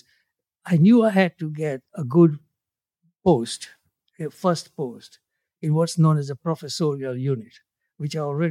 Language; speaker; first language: English; non-native, local second language; Gujarati